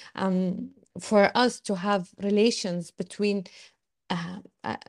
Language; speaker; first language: English; non-native, fluent; Arabic